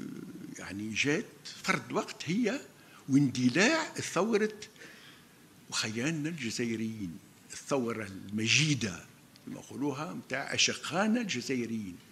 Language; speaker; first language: Arabic; native; Arabic